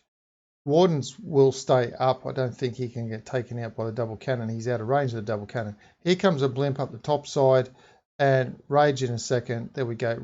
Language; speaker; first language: English; native; English